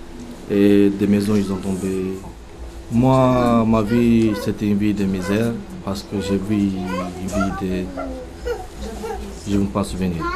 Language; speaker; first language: French; non-native, learner; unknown